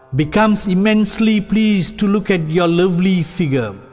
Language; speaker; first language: English; non-native, local second language; Tamil